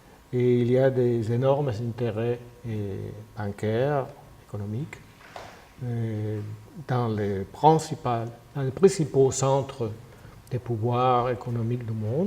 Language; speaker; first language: French; non-native, fluent; Spanish